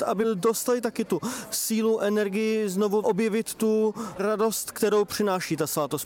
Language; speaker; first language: Czech; native; Czech